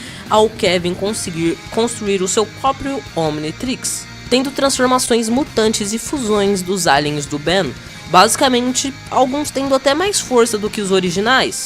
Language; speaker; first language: Portuguese; native; Portuguese